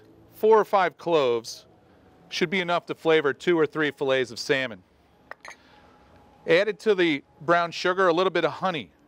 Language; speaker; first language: English; native; English